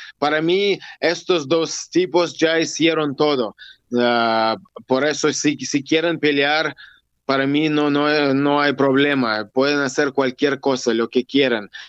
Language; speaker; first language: Spanish; non-native, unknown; Russian